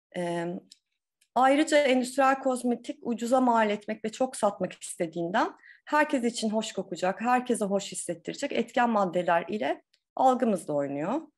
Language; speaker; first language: Turkish; native; Turkish